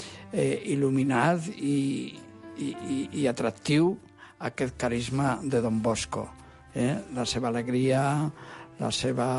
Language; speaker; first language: Catalan; non-native, local second language; Spanish